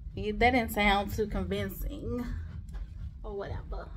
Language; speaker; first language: English; native; English